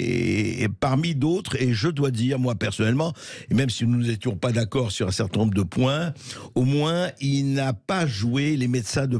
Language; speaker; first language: French; native; French